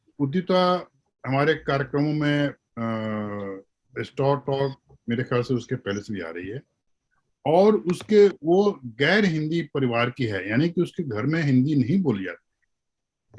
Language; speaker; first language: Hindi; native; Hindi